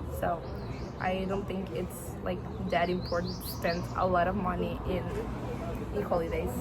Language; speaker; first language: English; non-native, learner; Spanish